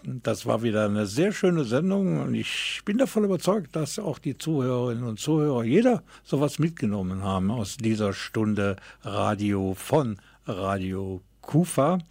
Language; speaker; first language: German; native; German